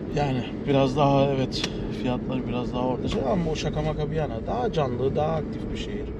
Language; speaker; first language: Turkish; early bilingual, heritage; Turkish